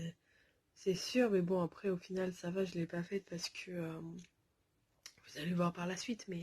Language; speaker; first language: French; native; French